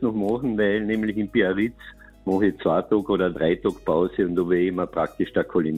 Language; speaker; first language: German; native; German